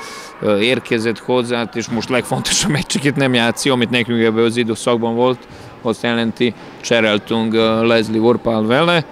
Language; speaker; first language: Hungarian; non-native, learner; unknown